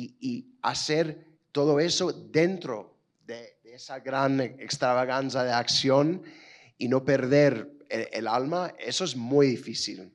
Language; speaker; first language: Spanish; non-native, fluent; English